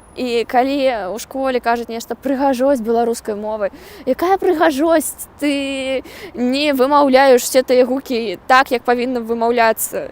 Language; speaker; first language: Belarusian; non-native, local second language; Russian